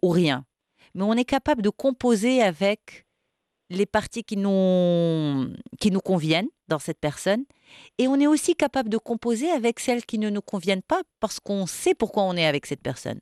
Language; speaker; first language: French; non-native, local second language; Arabic